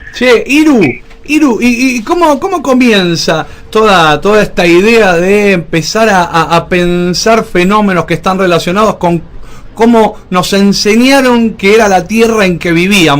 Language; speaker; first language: Spanish; native; Spanish